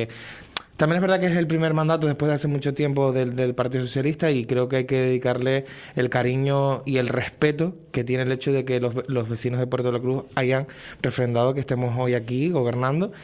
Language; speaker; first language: Spanish; native; Spanish